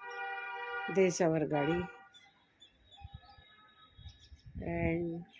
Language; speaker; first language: English; non-native, learner; Hindi